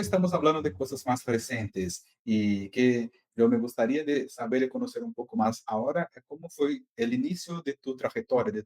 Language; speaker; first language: Spanish; non-native, fluent; Portuguese